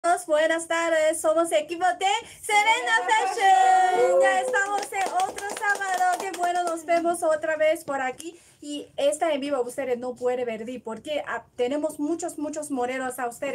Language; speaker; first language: Spanish; non-native, learner; Chinese